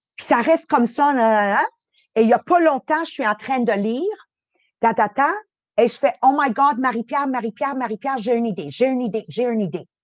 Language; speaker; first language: French; early bilingual, other home language; Italian